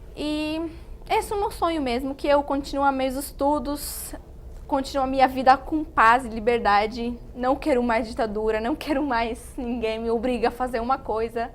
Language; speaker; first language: Portuguese; non-native, fluent; Arabic